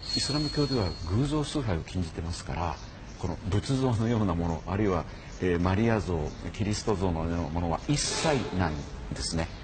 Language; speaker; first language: Japanese; native; Japanese